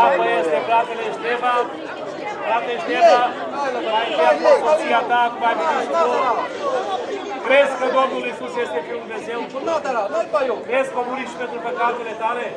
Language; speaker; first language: Romanian; native; Romanian